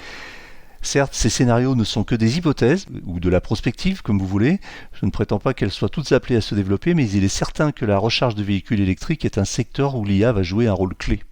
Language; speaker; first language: French; native; French